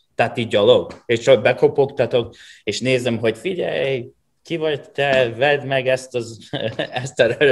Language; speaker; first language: Hungarian; non-native, fluent; English